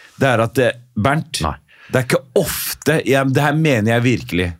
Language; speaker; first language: Norwegian; native; Norwegian